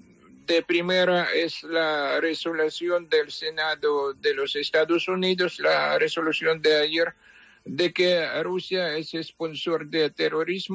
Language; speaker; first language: Spanish; non-native, fluent; Ukrainian